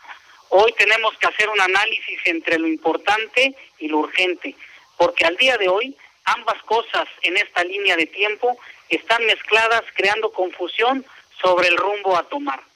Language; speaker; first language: Spanish; native; Spanish